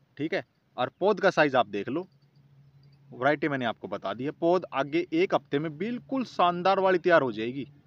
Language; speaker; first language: Hindi; native; Hindi